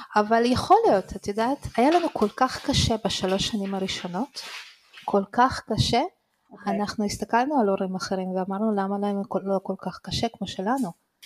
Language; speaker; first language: Hebrew; early bilingual, other home language; Russian